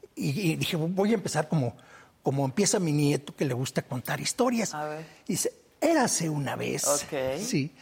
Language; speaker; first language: Spanish; native; Spanish